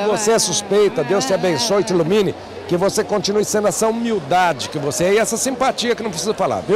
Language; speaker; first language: Portuguese; native; Portuguese